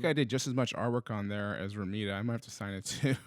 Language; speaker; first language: English; native; English